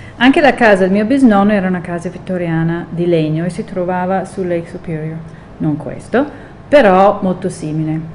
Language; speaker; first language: Italian; non-native, fluent; English